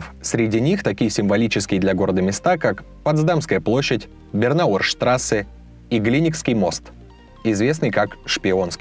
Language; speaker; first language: Russian; native; Russian